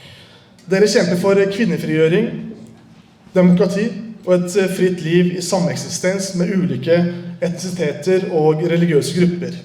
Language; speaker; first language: Norwegian; early bilingual, other home language; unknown